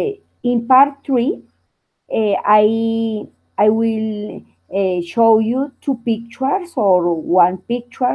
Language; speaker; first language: English; non-native, learner; Spanish